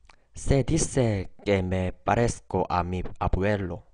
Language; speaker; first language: Spanish; non-native, fluent; Korean